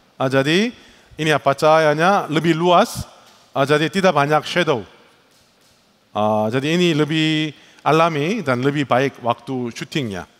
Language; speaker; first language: Indonesian; non-native, learner; Korean